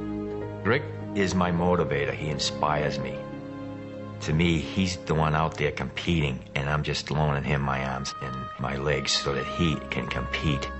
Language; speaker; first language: English; native; English